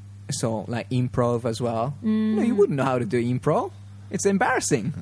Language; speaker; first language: English; non-native, fluent; Japanese